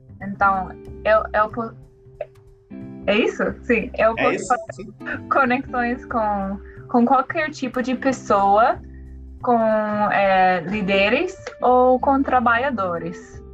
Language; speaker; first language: Portuguese; non-native, learner; English